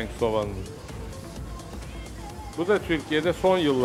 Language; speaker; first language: Turkish; native; Turkish